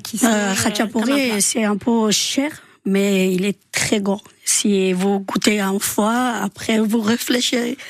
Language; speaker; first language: French; non-native, learner; Georgian